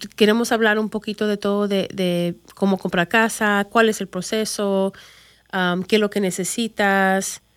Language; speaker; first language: Spanish; early bilingual, other home language; English